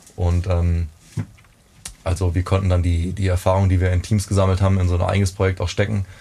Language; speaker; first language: German; native; German